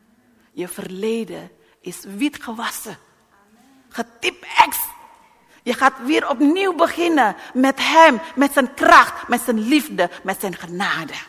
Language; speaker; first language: Dutch; non-native, learner; Indonesian